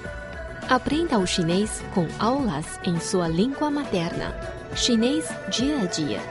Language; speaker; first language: Portuguese; non-native, fluent; Chinese